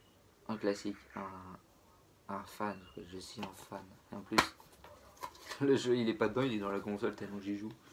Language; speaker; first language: French; native; French